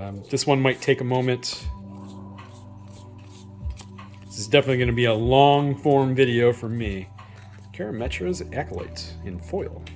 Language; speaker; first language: English; native; English